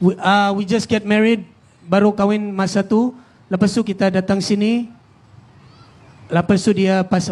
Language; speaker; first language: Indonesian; non-native, fluent; Filipino